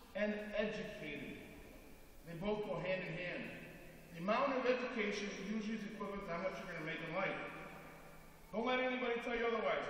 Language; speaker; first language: English; early bilingual, other home language; Spanish